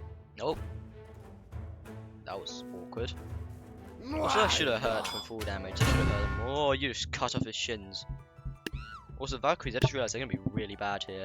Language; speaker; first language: English; native; English